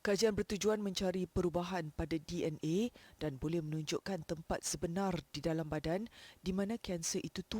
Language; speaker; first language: Malay; native; Malay